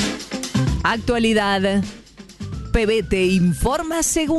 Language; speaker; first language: Spanish; native; Spanish